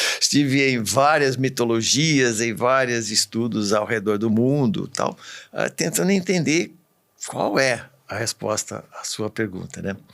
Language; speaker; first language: Portuguese; early bilingual, other home language; English